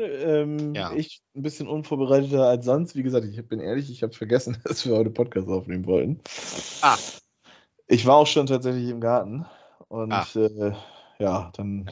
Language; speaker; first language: German; native; German